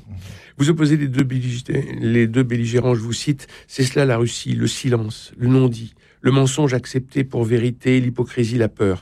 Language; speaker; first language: French; native; French